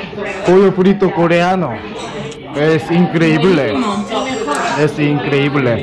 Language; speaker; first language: Spanish; non-native, learner; Korean